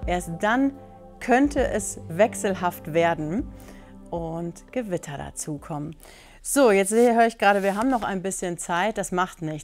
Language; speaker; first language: German; native; German